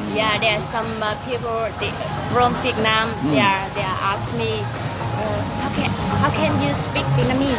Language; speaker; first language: English; non-native, learner; Vietnamese